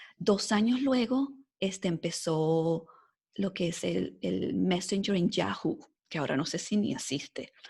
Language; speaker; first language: Spanish; native; Spanish